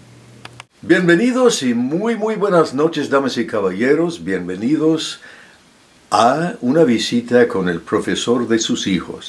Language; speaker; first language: Spanish; non-native, fluent; English